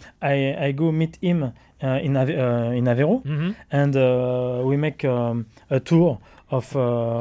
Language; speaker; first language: English; non-native, learner; French